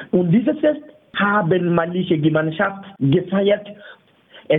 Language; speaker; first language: German; non-native, fluent; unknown